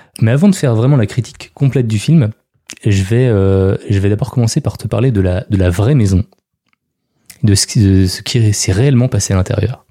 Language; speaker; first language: French; native; French